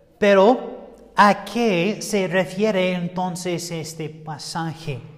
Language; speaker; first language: Spanish; non-native, fluent; English